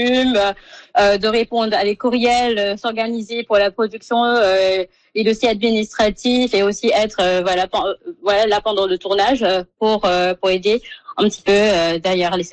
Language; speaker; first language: French; non-native, local second language; Morisyen